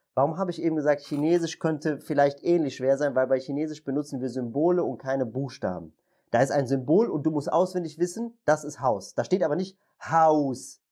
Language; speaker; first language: German; native; German